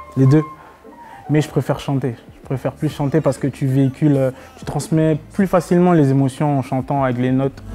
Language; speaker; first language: French; native; French